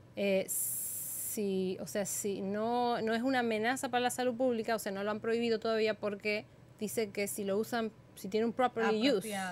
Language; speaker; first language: Spanish; native; Spanish